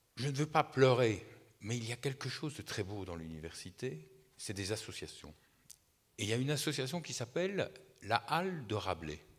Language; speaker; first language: French; native; French